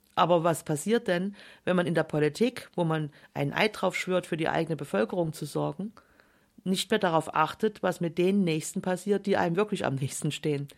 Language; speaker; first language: German; native; German